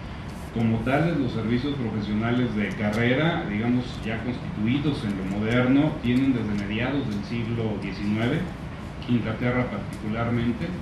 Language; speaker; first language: Spanish; native; Spanish